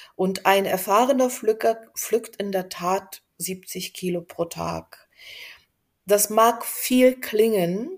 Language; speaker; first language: German; non-native, fluent; Bulgarian